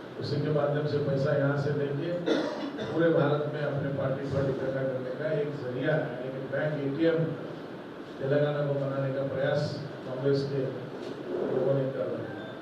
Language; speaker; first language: Hindi; non-native, local second language; Marathi